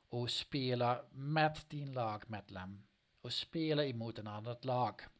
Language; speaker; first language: Swedish; non-native, learner; Dutch